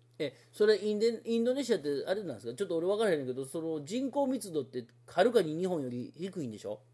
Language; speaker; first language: Japanese; native; Japanese